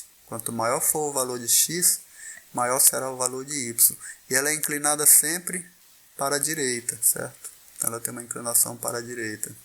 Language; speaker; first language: Portuguese; native; Portuguese